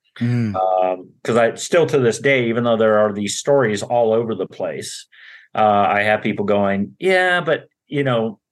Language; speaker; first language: English; native; English